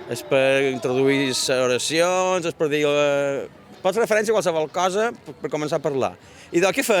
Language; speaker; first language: Catalan; native; Catalan